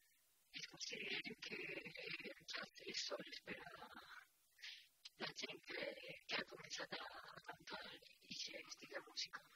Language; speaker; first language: Catalan; non-native, local second language; Spanish